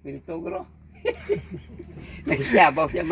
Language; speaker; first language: Filipino; non-native, local second language; Cebuano